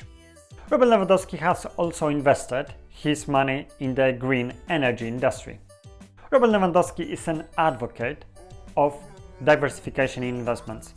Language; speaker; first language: English; non-native, fluent; Polish